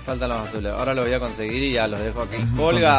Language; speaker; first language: Spanish; native; Spanish